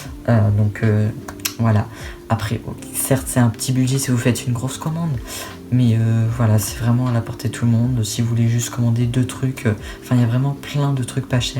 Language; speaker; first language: French; native; French